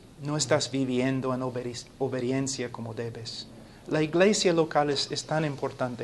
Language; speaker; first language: Spanish; non-native, fluent; English